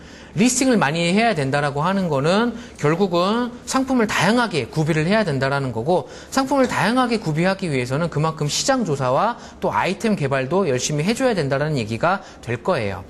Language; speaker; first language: Korean; native; Korean